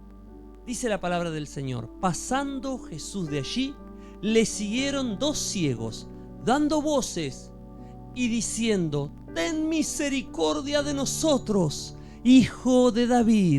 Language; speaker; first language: Spanish; native; Spanish